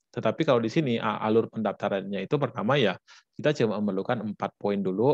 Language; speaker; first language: Indonesian; native; Indonesian